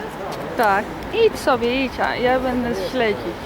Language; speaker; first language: Polish; early bilingual, heritage; English